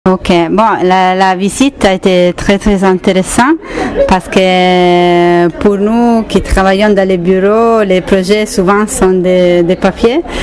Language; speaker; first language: French; non-native, fluent; Italian